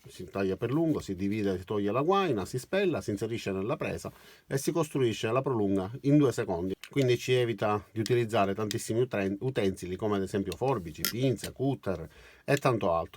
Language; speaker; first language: Italian; native; Italian